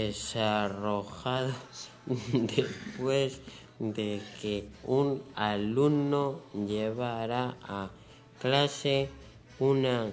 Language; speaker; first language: Spanish; native; Spanish